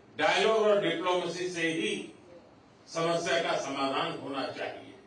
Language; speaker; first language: Hindi; non-native, local second language; Gujarati